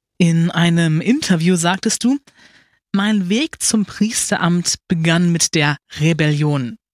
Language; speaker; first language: German; native; German